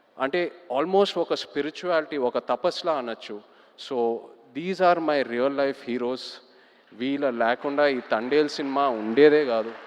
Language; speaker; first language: Telugu; native; Telugu